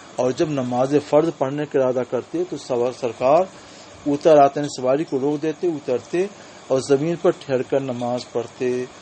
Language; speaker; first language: Urdu; native; Urdu